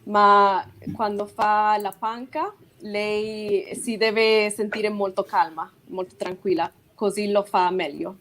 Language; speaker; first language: Italian; non-native, fluent; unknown